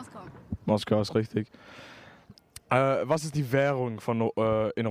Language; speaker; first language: German; non-native, local second language; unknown